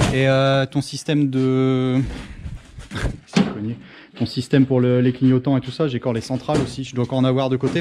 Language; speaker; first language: French; native; French